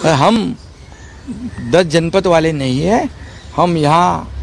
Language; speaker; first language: Hindi; non-native, local second language; Marathi